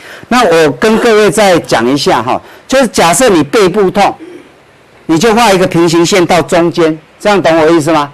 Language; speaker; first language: Chinese; native; Chinese